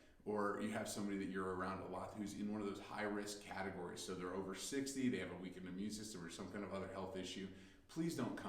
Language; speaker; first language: English; native; English